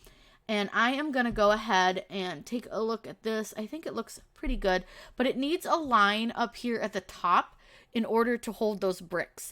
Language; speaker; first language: English; native; English